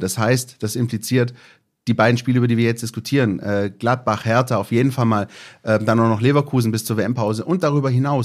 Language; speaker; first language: German; native; German